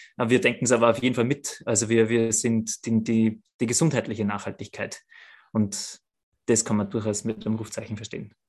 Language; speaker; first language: German; native; German